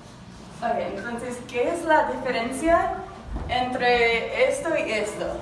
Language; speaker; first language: Spanish; non-native, learner; English